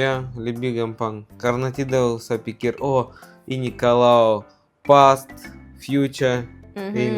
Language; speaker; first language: Indonesian; non-native, learner; Russian